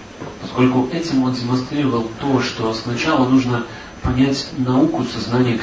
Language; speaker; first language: Russian; native; Russian